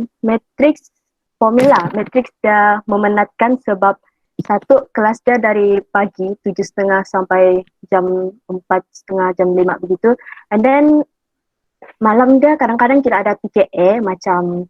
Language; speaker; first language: Malay; native; Malay